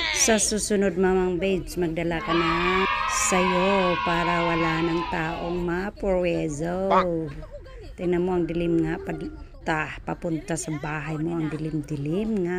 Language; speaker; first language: Filipino; non-native, local second language; Cebuano